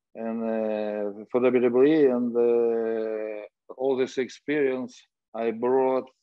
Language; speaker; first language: English; non-native, fluent; Russian